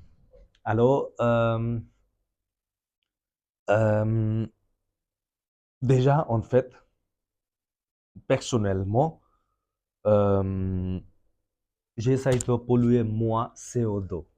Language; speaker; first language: French; non-native, fluent; Bangla